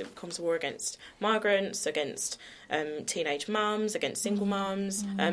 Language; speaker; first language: English; native; English